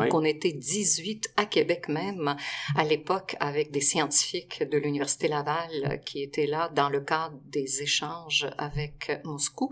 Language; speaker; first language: French; non-native, fluent; Russian